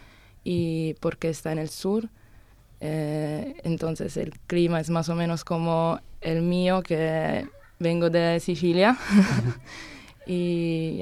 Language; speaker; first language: Spanish; non-native, learner; Italian